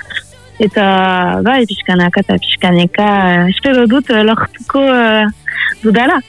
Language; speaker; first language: Basque; non-native, local second language; French